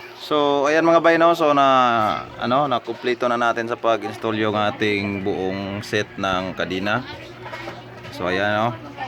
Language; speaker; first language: Filipino; non-native, local second language; Cebuano